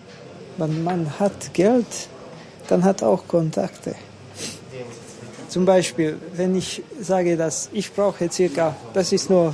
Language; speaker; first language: German; non-native, learner; Hungarian